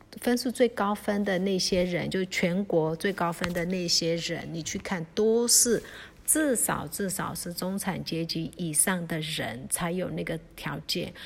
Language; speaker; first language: Chinese; early bilingual, heritage; Chinese